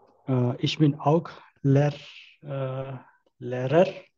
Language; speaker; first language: German; non-native, learner; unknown